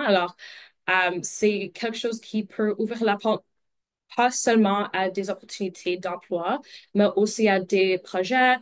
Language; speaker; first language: French; non-native, local second language; English